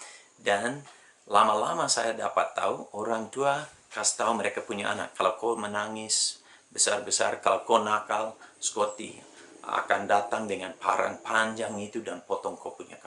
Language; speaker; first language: Indonesian; non-native, fluent; English